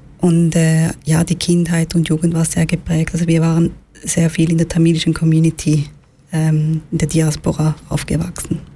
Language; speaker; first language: German; early bilingual, other home language; Tamil